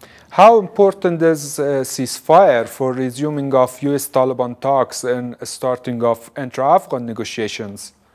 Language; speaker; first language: English; non-native, fluent; Persian